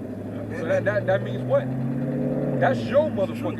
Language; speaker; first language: English; native; English